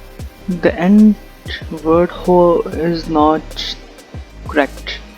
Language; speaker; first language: English; non-native, local second language; Punjabi